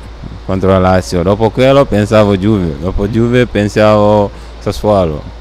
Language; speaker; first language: Italian; non-native, learner; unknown